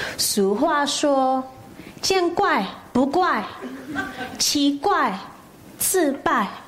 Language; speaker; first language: Chinese; non-native, fluent; English